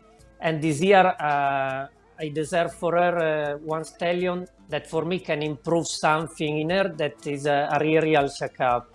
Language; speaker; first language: English; non-native, learner; Italian